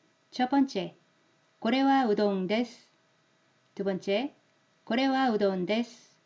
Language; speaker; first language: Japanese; non-native, fluent; Korean